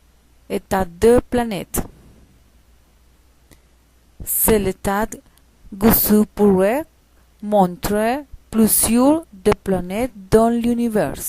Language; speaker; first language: French; non-native, learner; Spanish